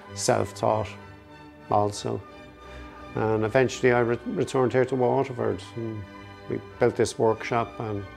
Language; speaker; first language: English; native; English